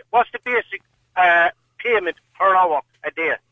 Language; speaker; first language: English; native; English